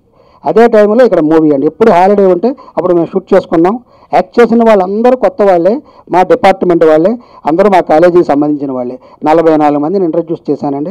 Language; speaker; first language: Telugu; native; Telugu